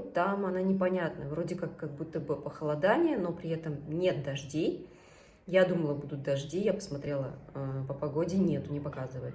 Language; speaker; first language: Russian; native; Russian